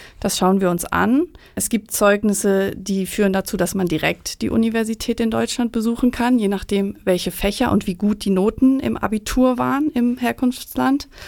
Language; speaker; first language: German; native; German